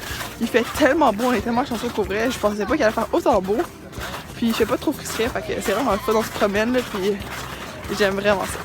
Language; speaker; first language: French; native; French